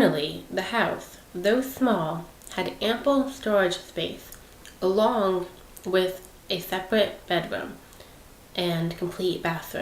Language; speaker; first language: English; native; English